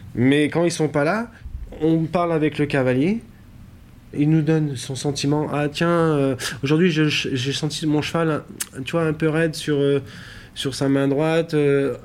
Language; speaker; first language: French; native; French